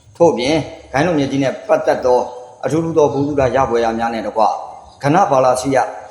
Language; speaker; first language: Burmese; native; Burmese